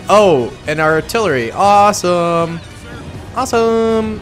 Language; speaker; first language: English; native; English